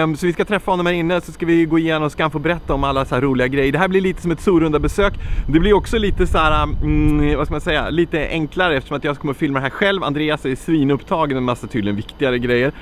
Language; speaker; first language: Swedish; native; Swedish